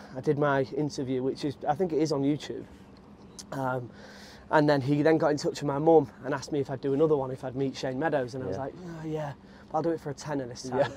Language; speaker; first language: English; native; English